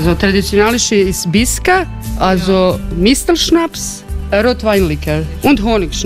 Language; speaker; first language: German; non-native, learner; Croatian